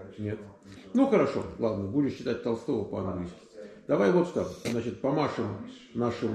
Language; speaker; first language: Russian; native; Russian